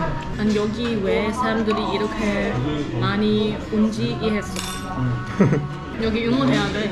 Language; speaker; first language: Korean; non-native, fluent; German